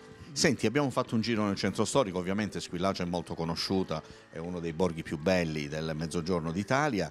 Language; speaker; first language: Italian; native; Italian